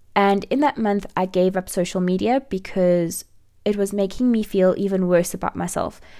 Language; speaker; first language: English; native; English